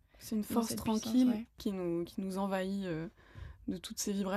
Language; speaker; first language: French; native; French